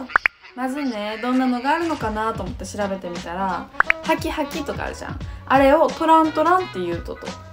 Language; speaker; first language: Japanese; native; Japanese